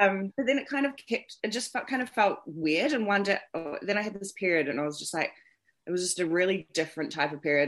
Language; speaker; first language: English; native; English